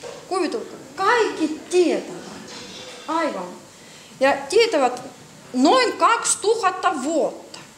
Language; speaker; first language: Finnish; non-native, learner; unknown